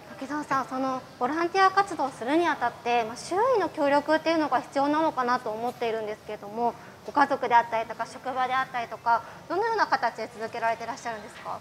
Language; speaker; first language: Japanese; native; Japanese